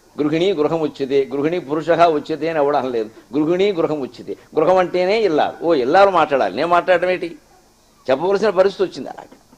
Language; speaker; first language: Telugu; native; Telugu